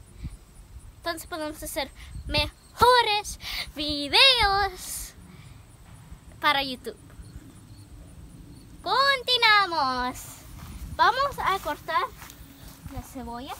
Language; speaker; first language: Spanish; early bilingual, heritage; Spanish